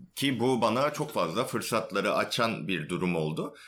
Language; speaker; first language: Turkish; non-native, fluent; Korean